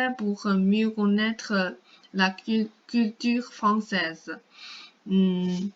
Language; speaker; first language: French; non-native, fluent; Chinese